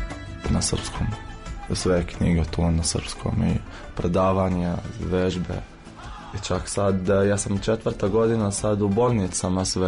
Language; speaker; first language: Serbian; non-native, fluent; Arabic